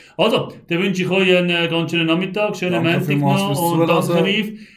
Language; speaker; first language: German; early bilingual, heritage; Macedonian